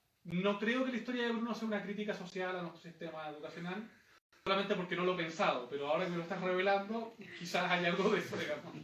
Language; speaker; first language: Spanish; native; Spanish